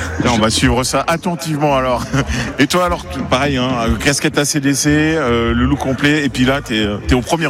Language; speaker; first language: French; native; French